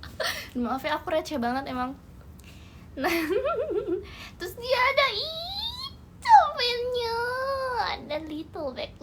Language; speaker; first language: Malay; non-native, learner; Indonesian